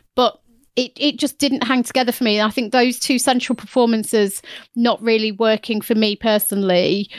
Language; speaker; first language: English; native; English